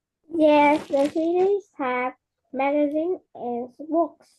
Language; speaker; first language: English; non-native, learner; Vietnamese